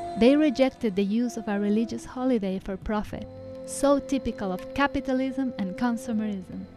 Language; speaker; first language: English; non-native, fluent; Spanish